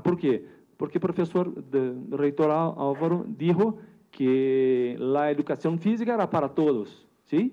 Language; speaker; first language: Spanish; non-native, learner; Portuguese